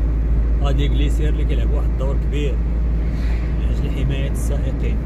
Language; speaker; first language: Arabic; native; Arabic